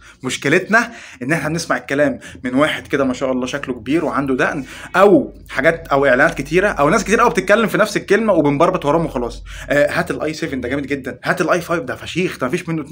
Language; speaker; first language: Arabic; native; Arabic